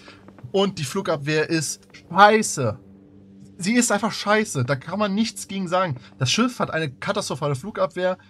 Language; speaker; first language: German; native; German